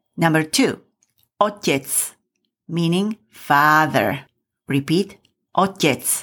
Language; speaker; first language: English; non-native, fluent; Slovak